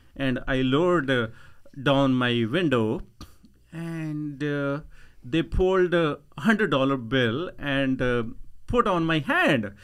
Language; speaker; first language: English; non-native, local second language; Punjabi